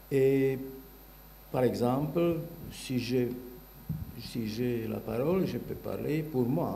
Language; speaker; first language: French; non-native, learner; Bulgarian